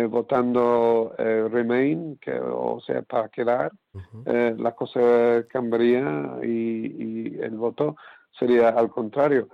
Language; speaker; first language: Spanish; non-native, fluent; English